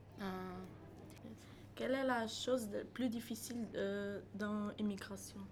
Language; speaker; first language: French; non-native, learner; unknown